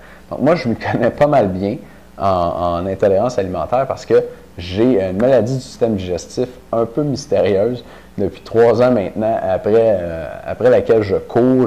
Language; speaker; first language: French; native; French